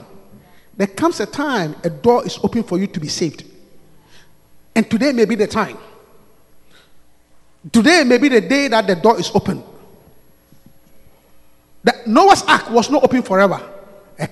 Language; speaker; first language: English; non-native, local second language; Akan